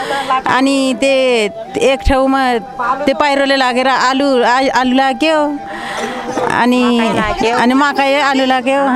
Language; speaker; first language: Nepali; non-native, local second language; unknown